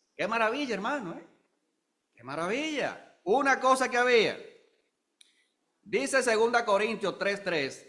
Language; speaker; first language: Spanish; native; Spanish